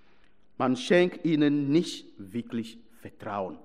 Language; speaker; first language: German; non-native, fluent; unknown